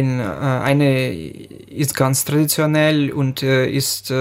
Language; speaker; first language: German; non-native, fluent; Ukrainian